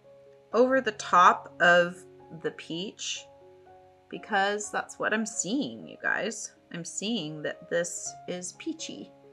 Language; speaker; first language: English; native; English